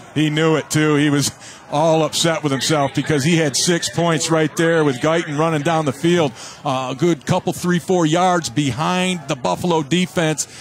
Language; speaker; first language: English; native; English